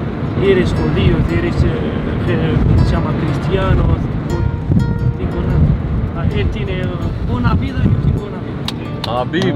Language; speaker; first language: Spanish; non-native, fluent; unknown